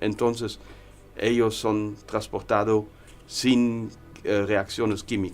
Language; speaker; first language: Spanish; non-native, learner; German